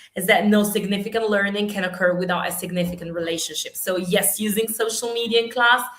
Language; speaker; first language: English; non-native, fluent; Italian